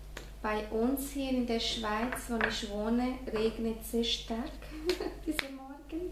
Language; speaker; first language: German; non-native, fluent; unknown